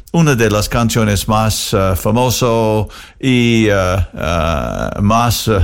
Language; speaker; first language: Spanish; non-native, learner; English